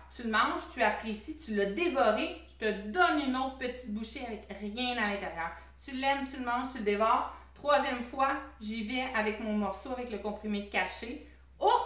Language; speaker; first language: French; native; French